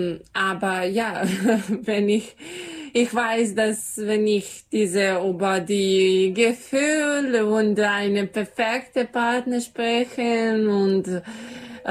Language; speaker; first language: German; non-native, fluent; Serbian